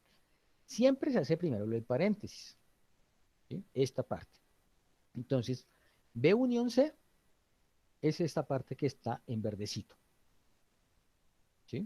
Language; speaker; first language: Spanish; native; Spanish